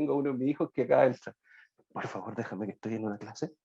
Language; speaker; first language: Spanish; native; Spanish